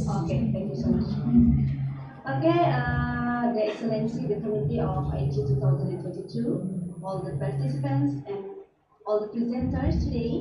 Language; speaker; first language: English; non-native, learner; Indonesian